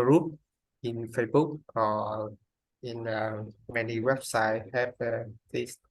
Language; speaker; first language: English; non-native, learner; Vietnamese